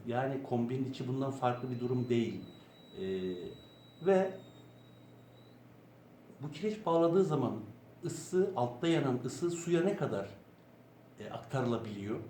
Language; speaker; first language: Turkish; native; Turkish